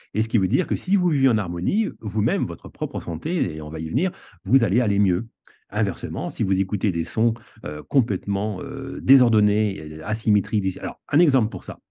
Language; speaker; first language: French; native; French